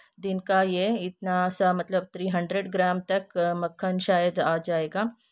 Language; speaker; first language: Hindi; non-native, local second language; Kannada